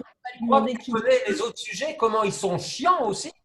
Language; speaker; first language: French; native; French